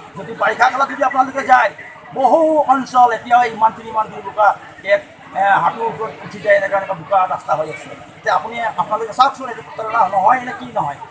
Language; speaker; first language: Assamese; non-native, local second language; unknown